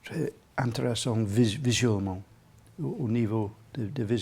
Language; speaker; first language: French; non-native, learner; English